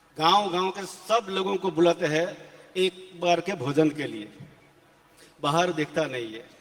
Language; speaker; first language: Hindi; non-native, local second language; Assamese